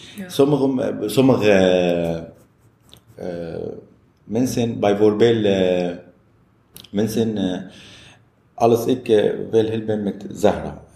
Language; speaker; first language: Dutch; non-native, learner; Arabic